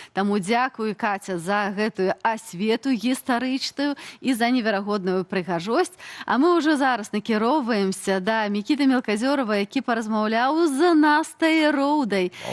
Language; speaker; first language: Belarusian; native; Belarusian